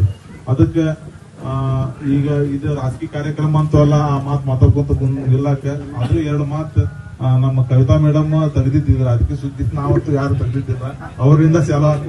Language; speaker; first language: Kannada; native; Kannada